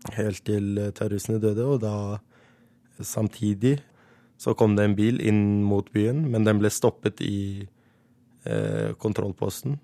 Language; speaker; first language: Norwegian; early bilingual, other home language; Kurdish